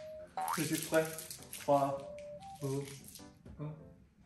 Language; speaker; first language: French; non-native, learner; Korean